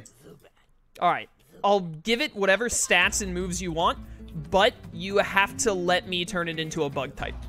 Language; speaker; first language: English; native; English